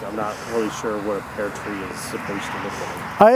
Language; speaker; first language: English; native; English